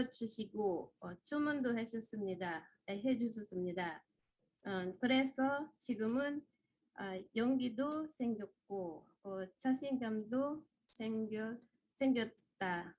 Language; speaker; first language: Korean; non-native, fluent; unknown